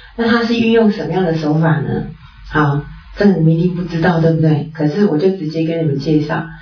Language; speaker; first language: Chinese; native; Chinese